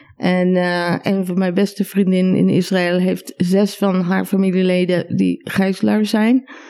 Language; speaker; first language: Dutch; non-native, fluent; Hebrew